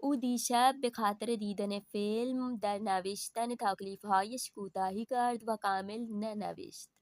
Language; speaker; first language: Persian; non-native, fluent; Urdu